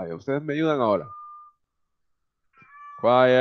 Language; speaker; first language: Spanish; native; Spanish